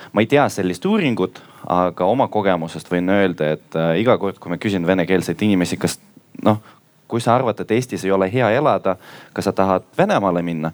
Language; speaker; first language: Estonian; non-native, local second language; Russian